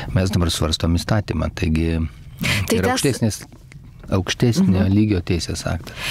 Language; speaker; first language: Lithuanian; native; Lithuanian